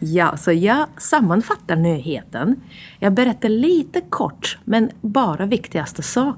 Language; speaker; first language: Swedish; non-native, fluent; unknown